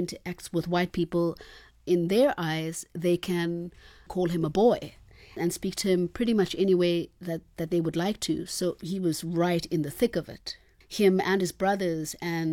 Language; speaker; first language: English; non-native, local second language; Xhosa